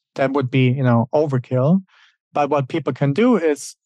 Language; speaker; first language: English; non-native, fluent; German